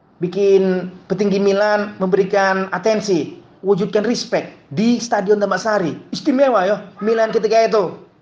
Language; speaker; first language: Indonesian; native; Indonesian